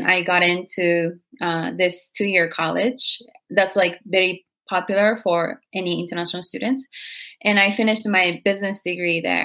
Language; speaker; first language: English; non-native, fluent; Japanese